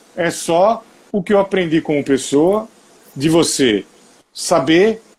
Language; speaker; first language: Portuguese; native; Portuguese